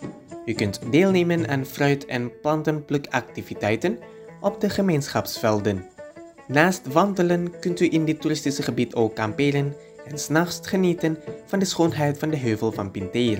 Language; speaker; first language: Dutch; non-native, fluent; Indonesian